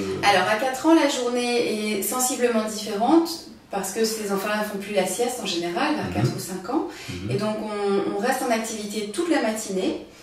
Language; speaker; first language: French; native; French